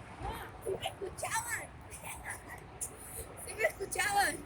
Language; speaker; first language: Spanish; native; Spanish